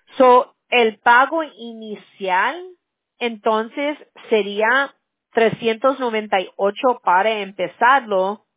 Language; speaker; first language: Spanish; early bilingual, heritage; Spanish